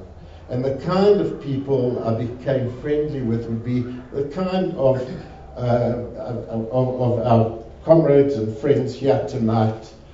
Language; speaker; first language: English; native; English